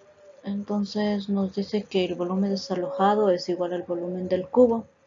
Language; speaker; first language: Spanish; native; Spanish